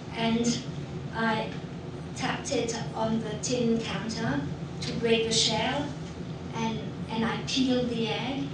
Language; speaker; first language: English; non-native, fluent; French